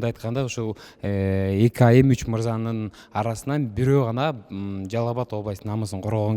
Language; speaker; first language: Kyrgyz; native; Kyrgyz